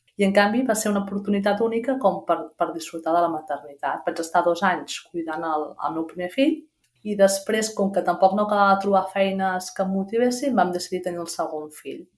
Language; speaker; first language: Catalan; native; Catalan